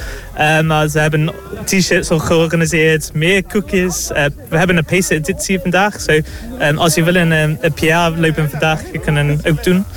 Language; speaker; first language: Dutch; non-native, learner; English